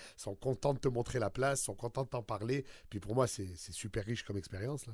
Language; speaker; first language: French; native; French